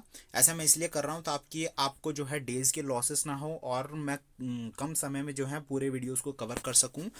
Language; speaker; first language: Hindi; native; Hindi